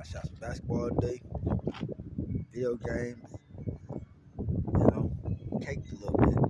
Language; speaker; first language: English; native; English